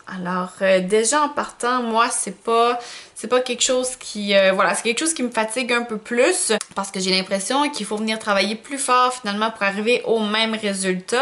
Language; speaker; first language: French; native; French